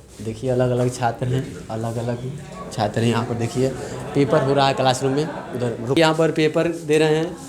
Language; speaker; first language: Hindi; native; Hindi